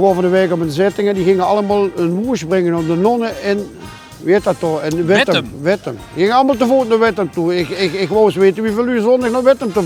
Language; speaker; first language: Dutch; native; Dutch